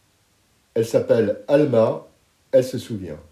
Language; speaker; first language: French; native; French